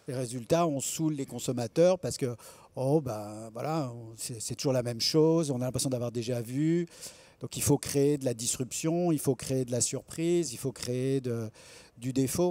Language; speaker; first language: French; native; French